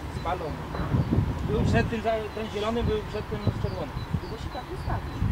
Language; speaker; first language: Polish; native; Polish